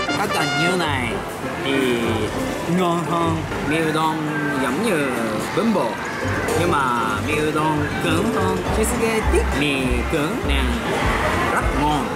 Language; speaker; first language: Vietnamese; non-native, learner; Japanese